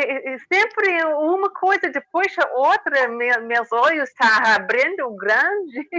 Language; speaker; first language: Portuguese; non-native, learner; English